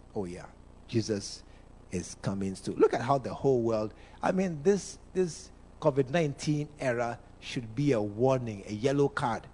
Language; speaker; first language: English; non-native, local second language; Akan